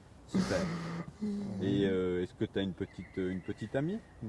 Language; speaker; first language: French; native; French